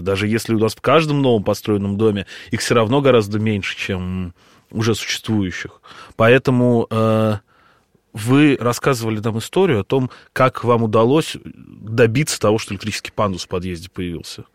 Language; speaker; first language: Russian; native; Russian